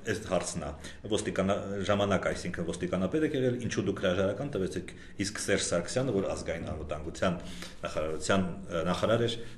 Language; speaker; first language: Armenian; native; Armenian